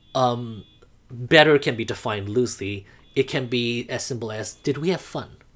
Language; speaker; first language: English; non-native, fluent; Burmese